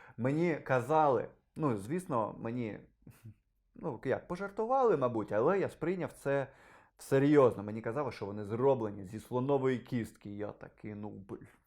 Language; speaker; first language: Ukrainian; non-native, local second language; Russian